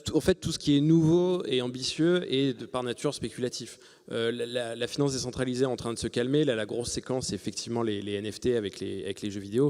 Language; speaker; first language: French; native; French